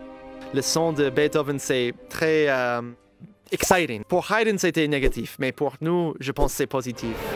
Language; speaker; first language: French; non-native, fluent; English